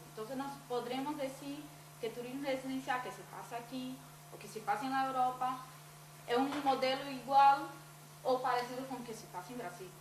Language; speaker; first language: Spanish; non-native, fluent; Portuguese